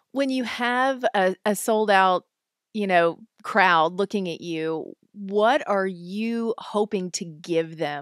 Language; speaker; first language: English; native; English